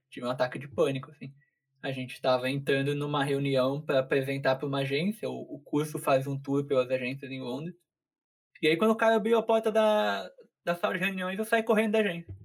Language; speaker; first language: Portuguese; native; Portuguese